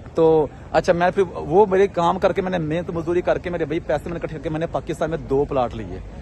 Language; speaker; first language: Urdu; non-native, local second language; Punjabi